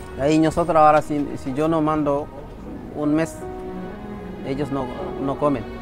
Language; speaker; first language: Spanish; non-native, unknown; Wolof